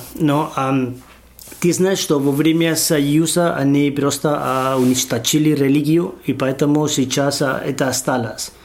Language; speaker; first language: Russian; non-native, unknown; Spanish